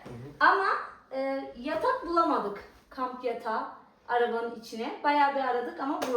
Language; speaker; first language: Turkish; native; Turkish